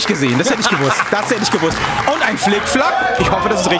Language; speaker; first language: German; native; German